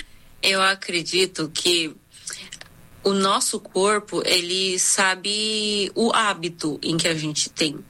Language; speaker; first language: Portuguese; early bilingual, other home language; Korean